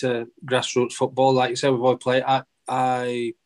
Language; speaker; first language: English; native; English